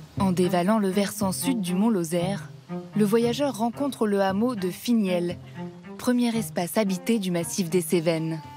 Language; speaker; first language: French; native; French